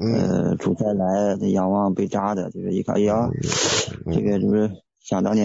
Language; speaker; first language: Chinese; native; Chinese